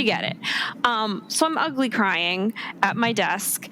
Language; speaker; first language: English; native; English